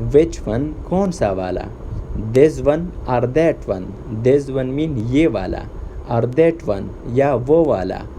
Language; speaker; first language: Urdu; native; Urdu